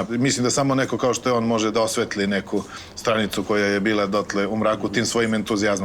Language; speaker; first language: Bosnian; native; Bosnian